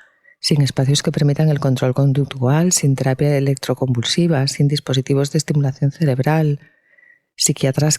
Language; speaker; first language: Spanish; native; Spanish